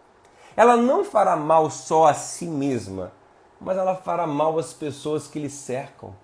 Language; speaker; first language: Portuguese; native; Portuguese